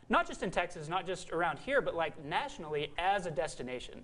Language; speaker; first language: English; native; English